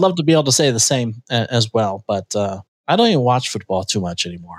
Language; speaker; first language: English; native; English